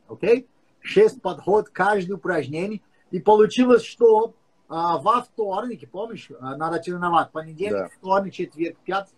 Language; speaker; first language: Russian; non-native, learner; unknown